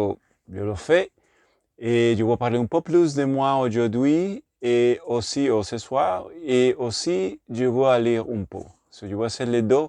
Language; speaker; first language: French; non-native, learner; Spanish